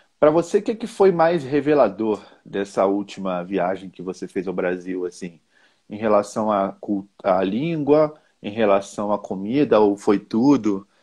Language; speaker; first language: Portuguese; native; Portuguese